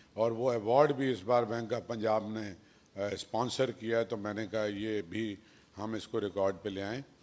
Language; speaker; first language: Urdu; native; Urdu